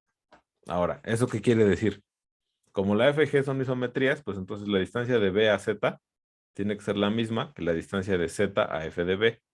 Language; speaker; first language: Spanish; native; Spanish